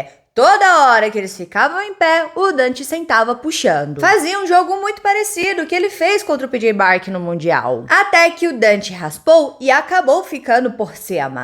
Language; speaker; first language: Portuguese; native; Portuguese